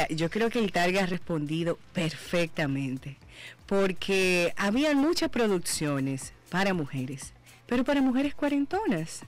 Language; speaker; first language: Spanish; native; Spanish